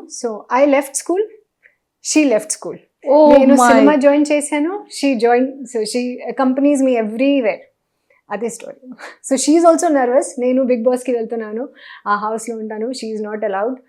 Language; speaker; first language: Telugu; non-native, local second language; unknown